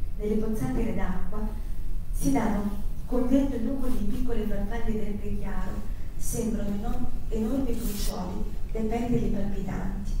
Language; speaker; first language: Italian; early bilingual, heritage; Italian